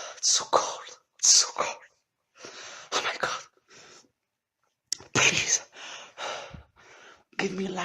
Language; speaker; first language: English; non-native, learner; French